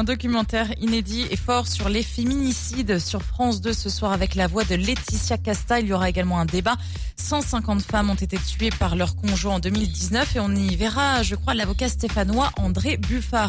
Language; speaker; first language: French; native; French